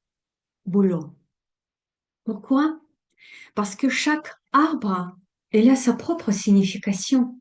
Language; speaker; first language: French; non-native, fluent; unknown